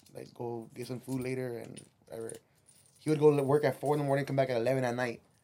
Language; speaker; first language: English; early bilingual, other home language; Spanish